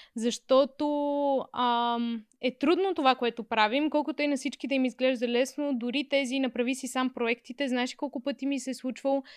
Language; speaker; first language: Bulgarian; native; Bulgarian